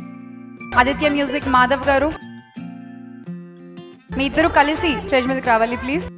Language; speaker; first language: Telugu; native; Telugu